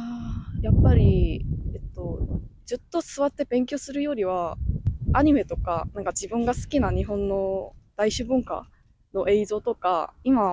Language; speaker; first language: Japanese; non-native, fluent; Korean